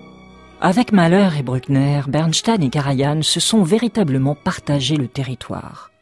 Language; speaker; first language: French; native; French